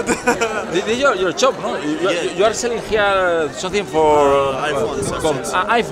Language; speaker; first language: English; non-native, learner; Spanish